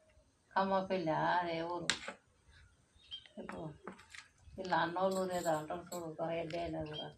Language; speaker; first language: Telugu; native; Telugu